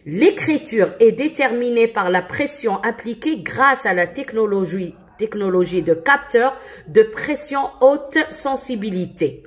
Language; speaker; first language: French; non-native, local second language; Arabic